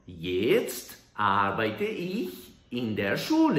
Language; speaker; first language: German; non-native, fluent; Portuguese